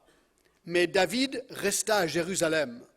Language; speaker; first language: French; non-native, fluent; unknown